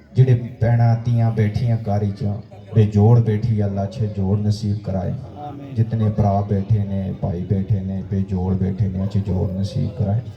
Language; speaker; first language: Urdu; non-native, local second language; Pashto